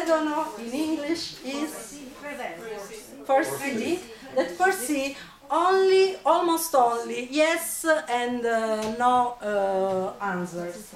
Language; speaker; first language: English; non-native, fluent; Italian